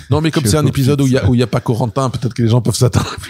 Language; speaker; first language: French; native; French